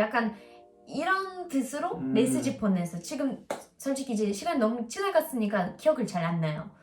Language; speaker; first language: Korean; non-native, learner; Russian